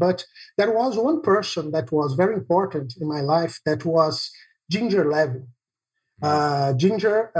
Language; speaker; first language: English; non-native, fluent; Portuguese